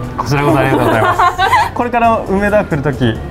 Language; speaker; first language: Japanese; native; Japanese